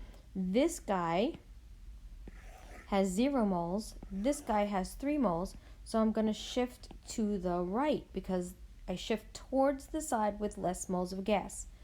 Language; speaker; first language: English; native; English